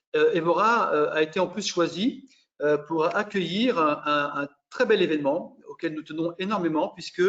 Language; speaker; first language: French; native; French